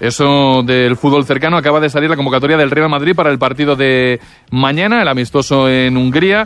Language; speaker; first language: Spanish; native; Spanish